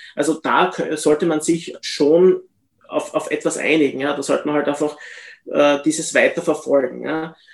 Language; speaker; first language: German; native; German